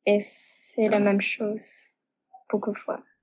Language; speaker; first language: French; non-native, learner; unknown